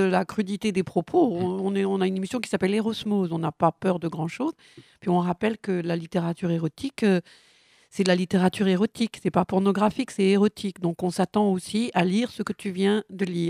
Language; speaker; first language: French; native; French